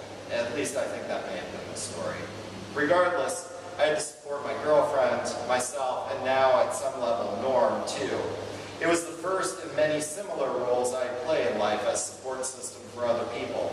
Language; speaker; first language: English; native; English